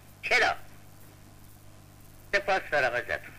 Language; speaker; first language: Persian; native; Persian